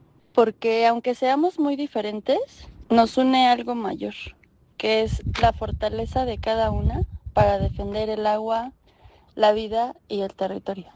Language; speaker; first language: Spanish; native; Spanish